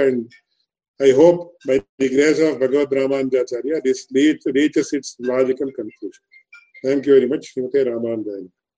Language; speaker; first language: English; non-native, local second language; Tamil